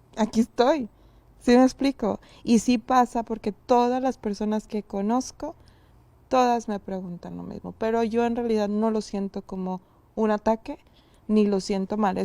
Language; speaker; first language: Spanish; native; Spanish